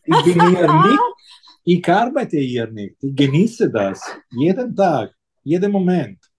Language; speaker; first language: German; non-native, fluent; Italian